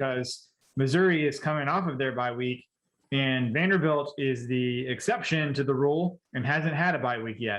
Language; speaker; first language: English; native; English